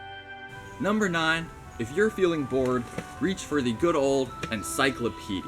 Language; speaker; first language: English; native; English